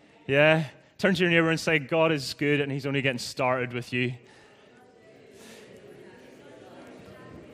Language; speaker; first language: English; native; English